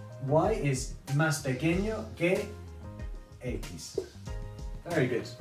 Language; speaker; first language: Spanish; non-native, fluent; English